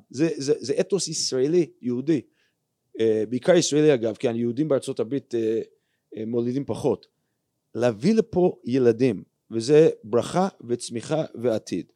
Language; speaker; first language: Hebrew; non-native, fluent; English